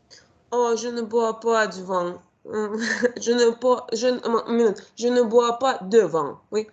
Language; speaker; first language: French; non-native, learner; Russian